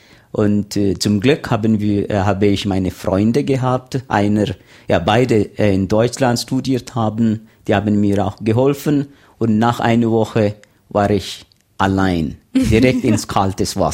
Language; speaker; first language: German; non-native, learner; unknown